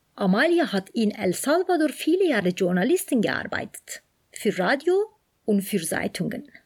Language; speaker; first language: German; non-native, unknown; Turkish